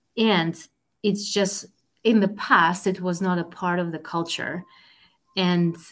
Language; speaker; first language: English; non-native, fluent; Russian